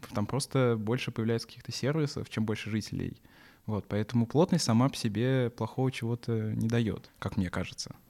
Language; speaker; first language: Russian; native; Russian